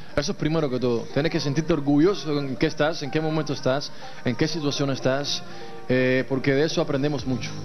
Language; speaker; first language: Spanish; native; Spanish